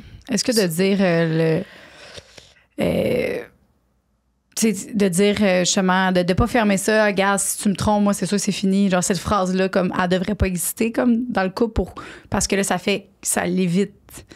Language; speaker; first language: French; native; French